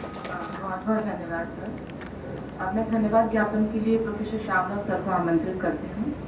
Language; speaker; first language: Hindi; native; Hindi